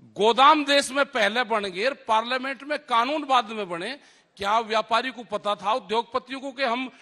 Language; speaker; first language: Hindi; native; Hindi